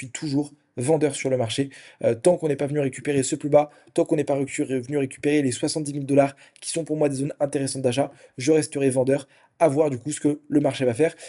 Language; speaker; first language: French; native; French